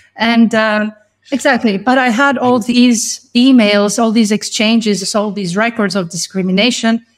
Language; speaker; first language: English; non-native, fluent; Greek